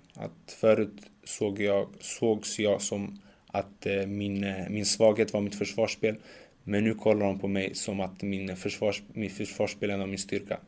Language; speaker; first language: Swedish; early bilingual, other home language; Macedonian